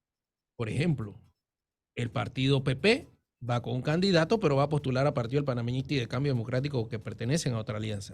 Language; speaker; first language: Spanish; native; Spanish